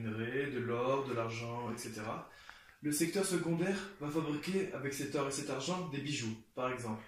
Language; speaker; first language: French; native; French